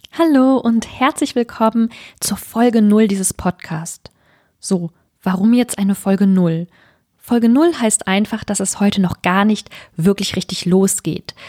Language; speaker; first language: German; native; German